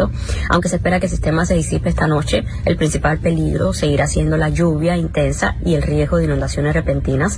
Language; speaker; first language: Spanish; native; Spanish